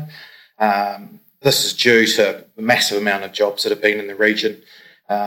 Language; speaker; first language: English; native; English